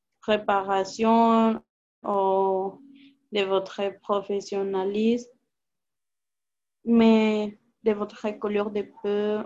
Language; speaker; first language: French; non-native, learner; Spanish